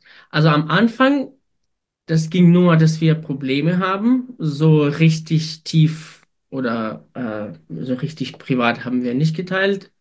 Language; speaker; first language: German; non-native, fluent; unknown